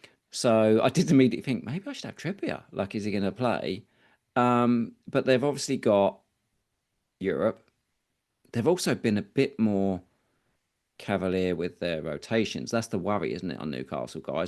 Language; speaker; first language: English; native; English